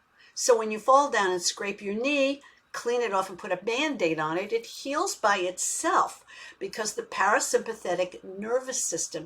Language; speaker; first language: English; native; English